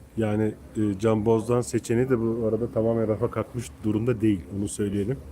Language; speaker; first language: Turkish; native; Turkish